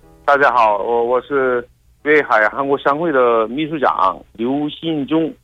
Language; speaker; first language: Chinese; non-native, fluent; Korean